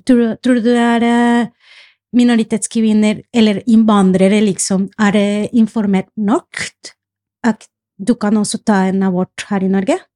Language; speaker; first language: Norwegian; non-native, fluent; Spanish